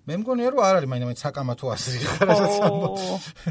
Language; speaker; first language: Georgian; native; Georgian